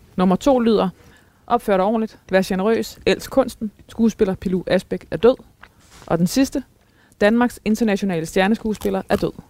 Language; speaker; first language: Danish; native; Danish